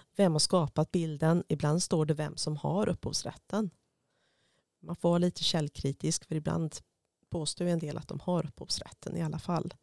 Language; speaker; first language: Swedish; native; Swedish